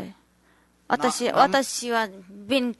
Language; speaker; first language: Japanese; non-native, learner; Nepali